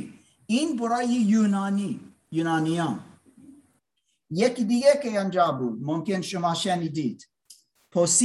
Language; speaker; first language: Persian; non-native, learner; English